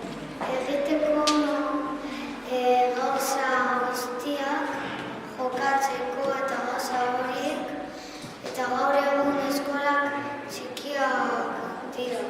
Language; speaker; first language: Basque; non-native, local second language; Spanish